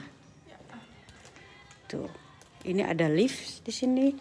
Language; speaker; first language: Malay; non-native, local second language; Sundanese